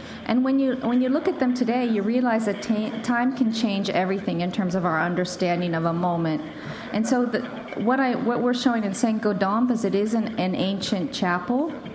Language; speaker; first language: English; native; English